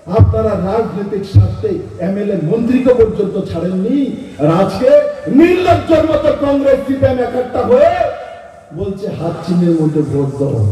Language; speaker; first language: Bangla; native; Bangla